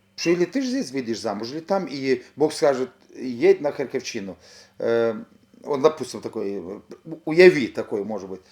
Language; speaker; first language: Russian; non-native, local second language; Ukrainian